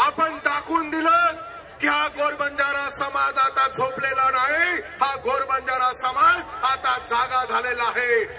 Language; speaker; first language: Marathi; non-native, local second language; Lambadi